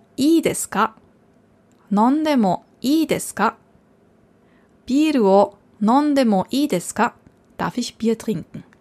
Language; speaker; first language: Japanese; non-native, fluent; German